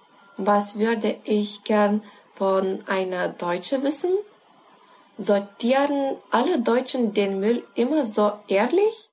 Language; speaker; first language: German; non-native, learner; Lithuanian